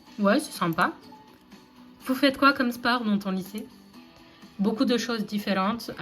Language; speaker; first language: French; native; French